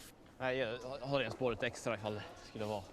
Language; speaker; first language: Swedish; native; Swedish